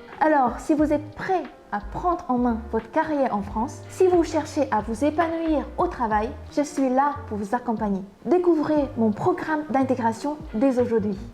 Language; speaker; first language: French; non-native, fluent; Vietnamese